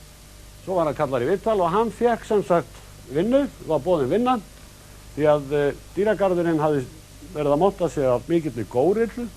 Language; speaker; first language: Icelandic; native; Icelandic